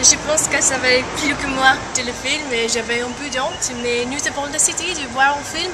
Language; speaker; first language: French; non-native, learner; English